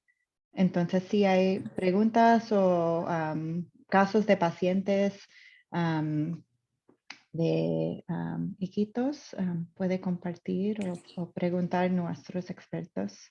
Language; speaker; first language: Spanish; non-native, fluent; English